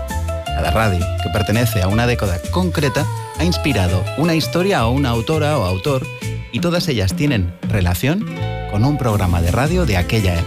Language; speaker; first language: Spanish; native; Spanish